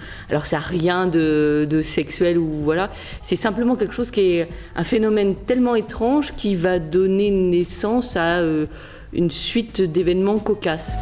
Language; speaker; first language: French; native; French